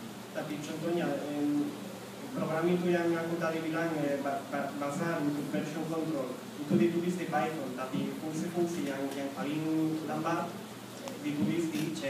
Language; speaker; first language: Indonesian; non-native, fluent; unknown